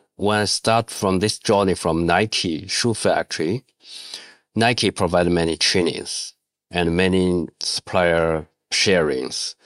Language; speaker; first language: English; non-native, learner; Chinese